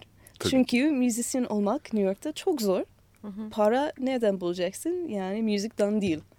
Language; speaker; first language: Turkish; non-native, learner; English